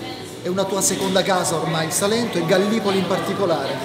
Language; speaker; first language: Italian; native; Italian